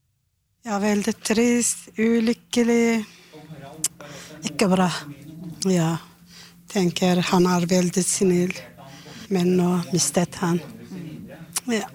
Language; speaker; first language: Norwegian; non-native, learner; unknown